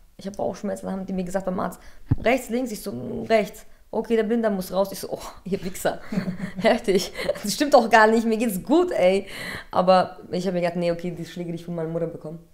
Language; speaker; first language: German; early bilingual, other home language; Polish